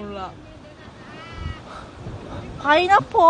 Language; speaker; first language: Korean; non-native, learner; Japanese